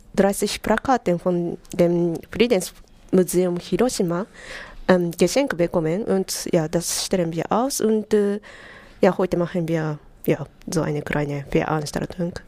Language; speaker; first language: German; non-native, learner; Japanese